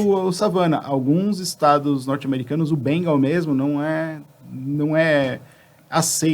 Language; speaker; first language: Portuguese; native; Portuguese